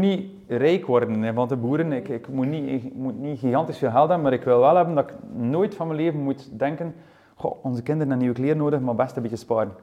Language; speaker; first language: Dutch; native; Dutch